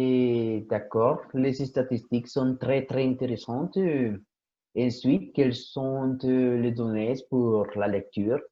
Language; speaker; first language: French; non-native, learner; Spanish